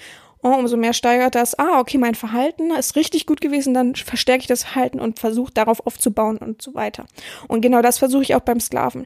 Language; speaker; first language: German; native; German